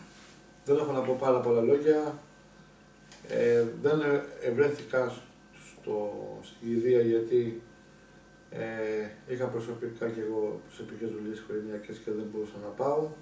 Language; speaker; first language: Greek; native; Greek